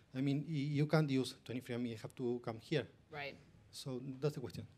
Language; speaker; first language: English; non-native, fluent; Spanish